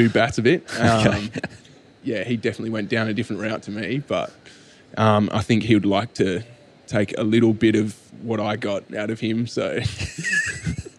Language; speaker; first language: English; native; English